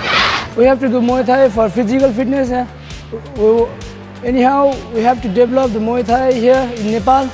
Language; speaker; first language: English; non-native, local second language; Nepali